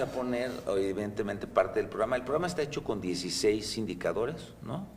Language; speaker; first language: Spanish; native; Spanish